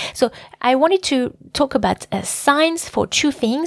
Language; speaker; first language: English; non-native, fluent; French